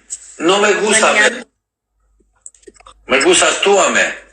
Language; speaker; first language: Spanish; non-native, learner; Albanian